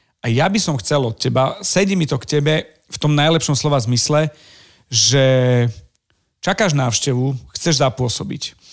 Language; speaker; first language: Slovak; native; Slovak